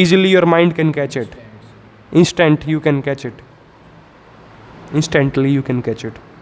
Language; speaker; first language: English; non-native, local second language; Hindi